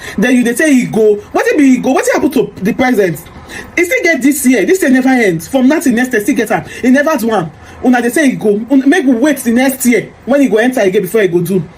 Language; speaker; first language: Nigerian Pidgin; native; Nigerian Pidgin